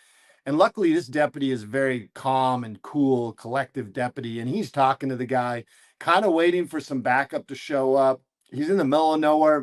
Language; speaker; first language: English; native; English